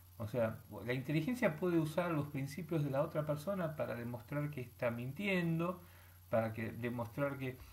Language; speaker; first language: Spanish; early bilingual, heritage; Spanish